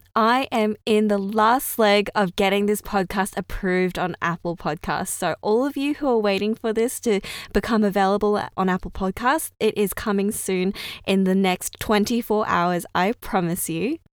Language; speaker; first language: English; early bilingual, other home language; Cantonese